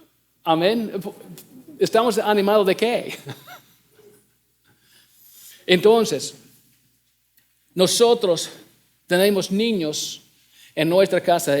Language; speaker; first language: Spanish; non-native, fluent; English